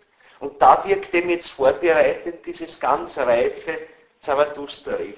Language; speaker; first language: German; native; German